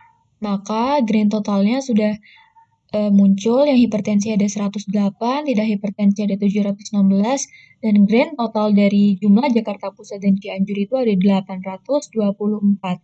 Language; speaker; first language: Indonesian; native; Indonesian